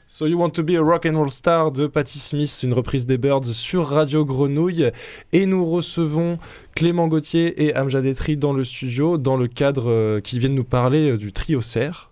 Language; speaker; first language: French; native; French